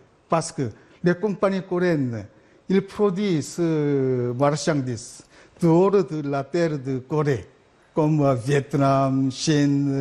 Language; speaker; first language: French; non-native, learner; Korean